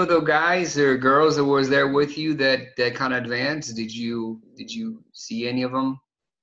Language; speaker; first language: English; non-native, fluent; Albanian